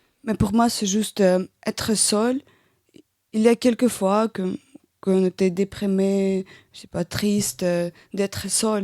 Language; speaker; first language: French; non-native, learner; Russian